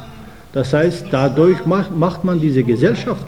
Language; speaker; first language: German; non-native, fluent; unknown